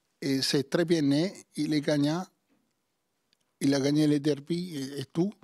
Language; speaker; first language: French; non-native, learner; Italian